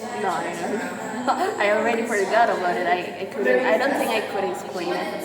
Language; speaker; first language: English; non-native, learner; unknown